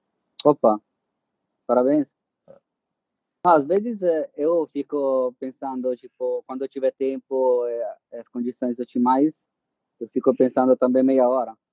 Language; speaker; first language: Portuguese; non-native, fluent; Italian